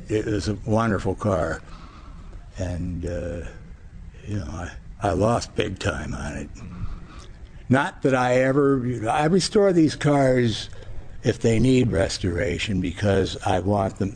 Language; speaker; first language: English; native; English